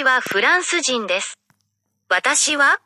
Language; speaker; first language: Japanese; non-native, learner; Thai